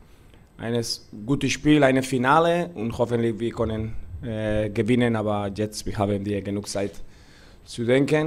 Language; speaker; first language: German; non-native, learner; Spanish